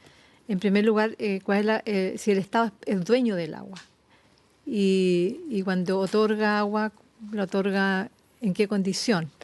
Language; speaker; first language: Spanish; native; Spanish